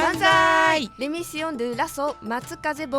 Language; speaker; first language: French; non-native, fluent; Japanese